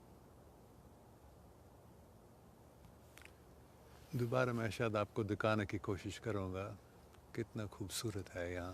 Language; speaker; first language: Urdu; non-native, fluent; English